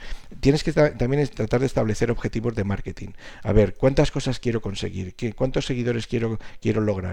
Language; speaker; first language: Spanish; native; Spanish